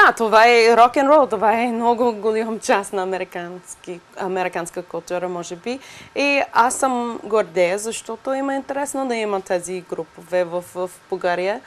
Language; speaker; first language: Bulgarian; non-native, learner; English